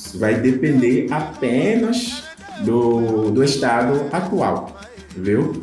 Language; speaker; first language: Portuguese; non-native, fluent; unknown